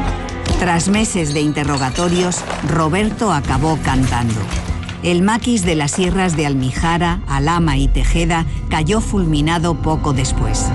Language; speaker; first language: Spanish; native; Spanish